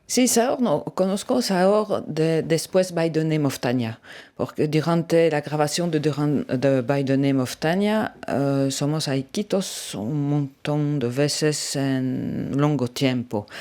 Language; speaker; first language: Spanish; non-native, fluent; French